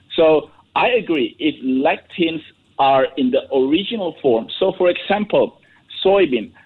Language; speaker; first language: English; non-native, fluent; Indonesian